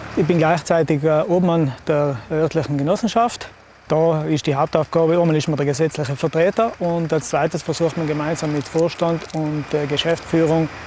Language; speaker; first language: German; native; German